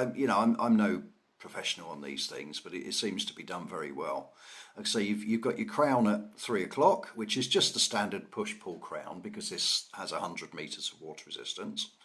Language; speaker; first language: English; native; English